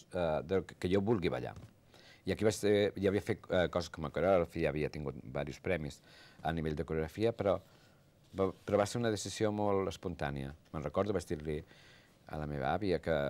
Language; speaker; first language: Catalan; native; Catalan